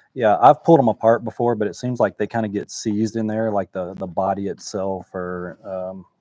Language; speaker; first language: English; native; English